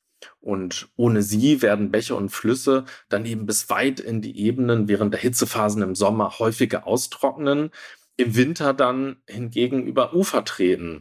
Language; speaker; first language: German; native; German